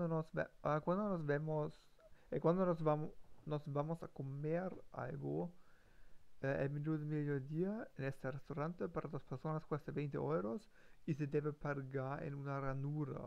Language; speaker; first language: Spanish; non-native, learner; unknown